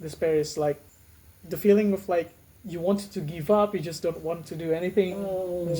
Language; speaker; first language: English; non-native, fluent; Indonesian